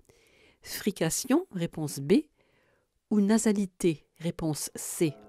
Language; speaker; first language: French; native; French